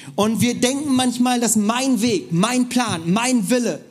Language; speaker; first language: German; non-native, fluent; Korean